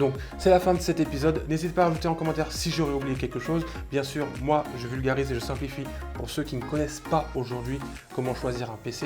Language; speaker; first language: French; native; French